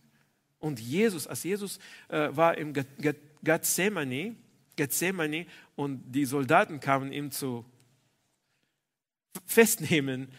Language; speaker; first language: German; non-native, fluent; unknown